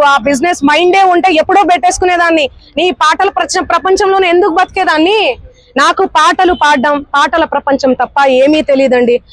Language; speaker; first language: Telugu; non-native, local second language; Lambadi